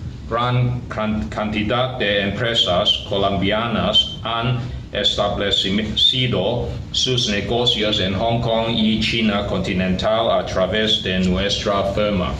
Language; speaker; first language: Spanish; non-native, learner; Cantonese